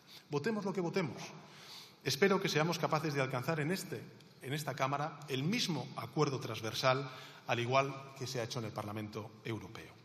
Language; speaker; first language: Spanish; native; Spanish